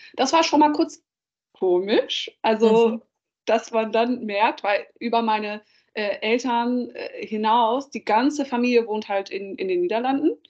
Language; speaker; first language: German; early bilingual, other home language; Dutch